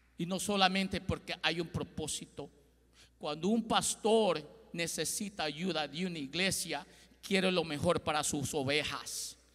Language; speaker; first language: Spanish; early bilingual, heritage; Spanish